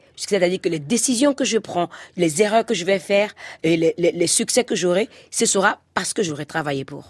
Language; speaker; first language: French; non-native, local second language; Fon